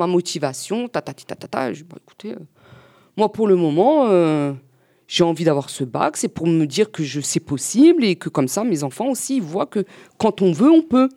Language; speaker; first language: French; native; French